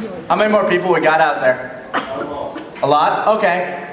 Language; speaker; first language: English; native; English